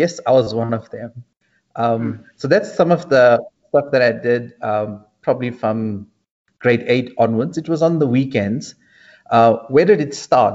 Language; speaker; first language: English; native; English